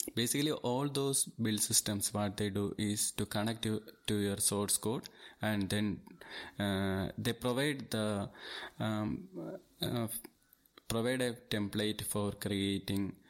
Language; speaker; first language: English; non-native, local second language; Malayalam